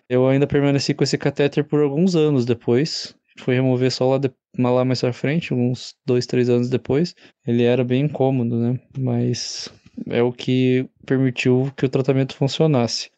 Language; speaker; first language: Portuguese; native; Portuguese